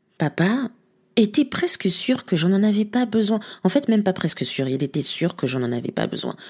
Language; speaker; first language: French; non-native, local second language; Lingala